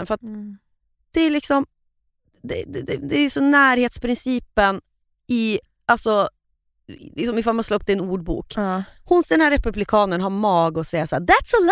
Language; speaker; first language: Swedish; native; Swedish